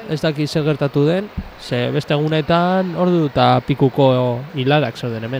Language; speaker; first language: Basque; native; Basque